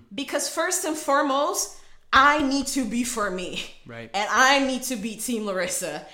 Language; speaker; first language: English; early bilingual, other home language; Portuguese